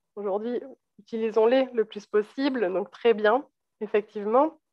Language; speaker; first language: French; native; French